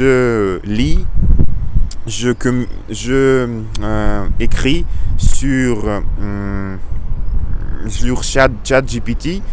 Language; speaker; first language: French; non-native, learner; Russian